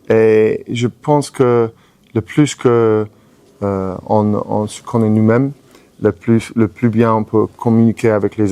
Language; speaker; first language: French; non-native, fluent; English